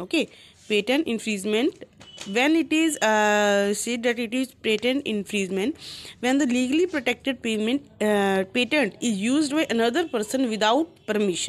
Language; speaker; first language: English; non-native, local second language; Hindi